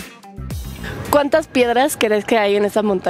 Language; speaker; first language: Spanish; native; Spanish